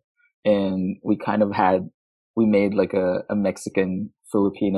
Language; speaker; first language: English; non-native, local second language; Filipino